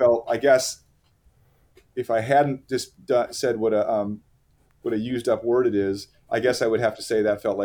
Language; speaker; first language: English; native; English